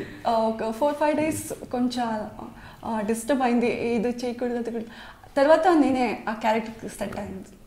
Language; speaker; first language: Telugu; non-native, learner; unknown